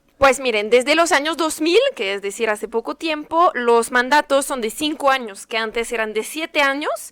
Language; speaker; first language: Spanish; non-native, fluent; French